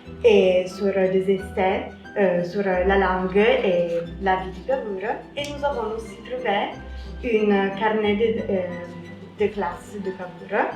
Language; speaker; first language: French; non-native, learner; Italian